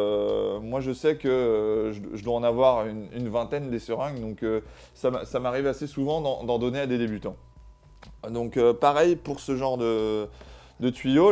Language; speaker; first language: French; native; French